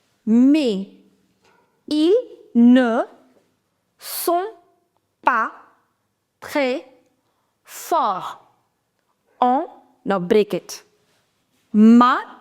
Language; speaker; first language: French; non-native, fluent; Hindi